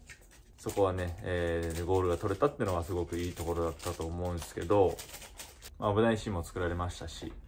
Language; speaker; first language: Japanese; native; Japanese